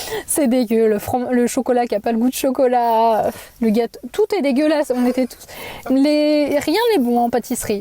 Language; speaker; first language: French; native; French